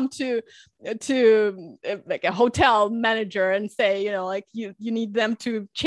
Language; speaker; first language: English; early bilingual, other home language; Russian